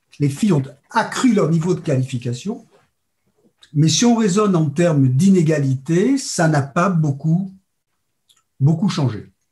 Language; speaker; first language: French; native; French